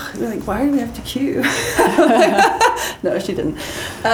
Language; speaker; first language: English; native; English